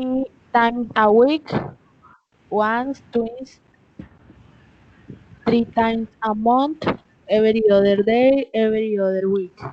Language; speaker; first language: English; non-native, learner; Spanish